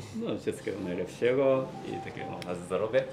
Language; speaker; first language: Polish; non-native, learner; Japanese